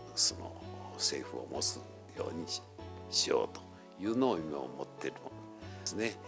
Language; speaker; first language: Japanese; native; Japanese